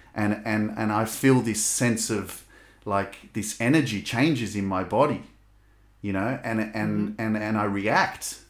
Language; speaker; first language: English; native; English